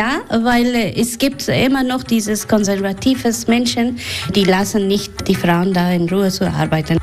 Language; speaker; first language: German; non-native, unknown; Persian